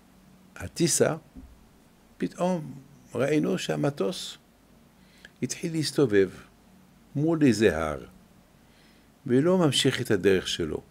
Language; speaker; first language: Hebrew; non-native, fluent; French